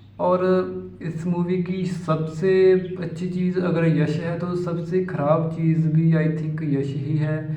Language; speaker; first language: Hindi; native; Hindi